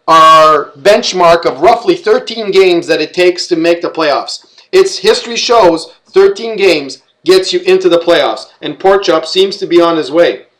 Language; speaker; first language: English; native; English